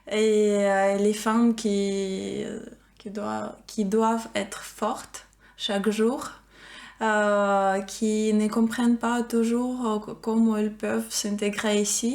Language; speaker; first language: French; non-native, fluent; Ukrainian